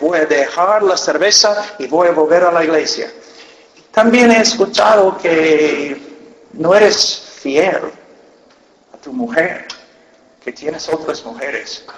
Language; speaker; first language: Spanish; non-native, fluent; English